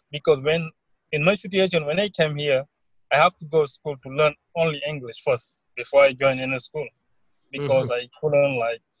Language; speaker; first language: English; non-native, learner; Wolof